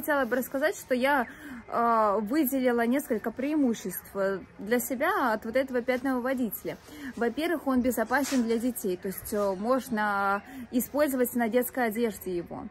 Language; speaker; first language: Russian; native; Russian